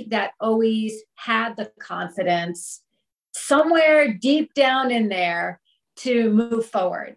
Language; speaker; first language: English; native; English